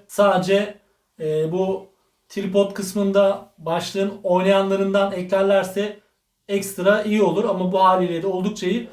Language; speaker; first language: Turkish; native; Turkish